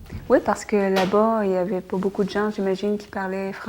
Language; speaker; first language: French; native; French